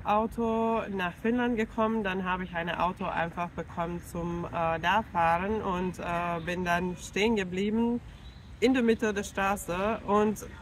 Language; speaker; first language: German; non-native, fluent; Finnish